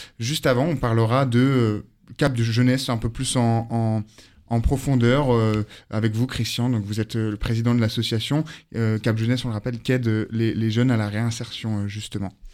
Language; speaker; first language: French; native; French